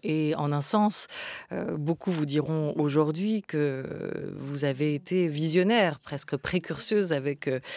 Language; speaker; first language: French; native; French